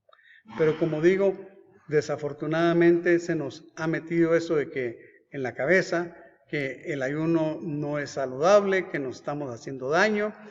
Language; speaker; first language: Spanish; native; Spanish